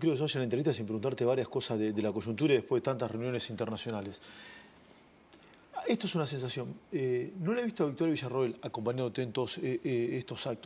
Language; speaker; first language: Spanish; native; Spanish